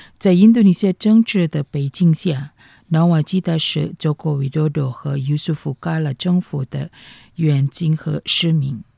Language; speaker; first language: Chinese; non-native, fluent; Indonesian